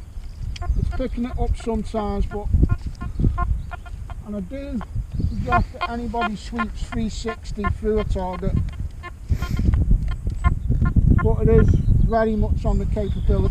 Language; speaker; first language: English; native; English